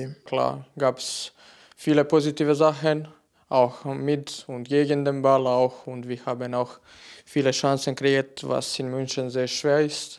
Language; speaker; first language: German; non-native, fluent; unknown